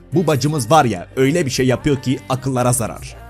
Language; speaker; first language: Turkish; native; Turkish